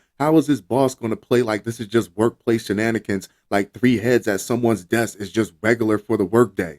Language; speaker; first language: English; native; English